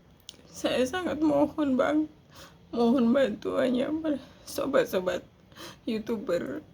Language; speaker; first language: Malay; non-native, local second language; Javanese